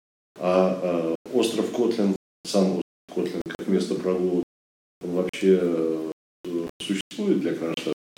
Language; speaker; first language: Russian; native; Russian